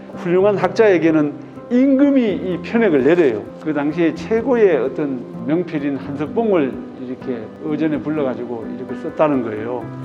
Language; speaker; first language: Korean; native; Korean